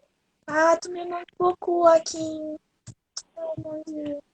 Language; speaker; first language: French; non-native, learner; Portuguese